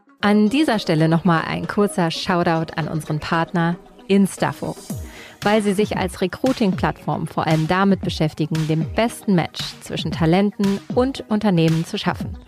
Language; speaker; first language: German; native; German